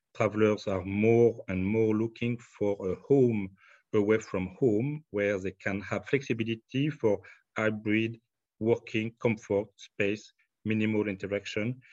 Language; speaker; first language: English; non-native, fluent; French